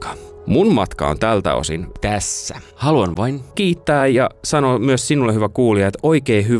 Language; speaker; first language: Finnish; native; Finnish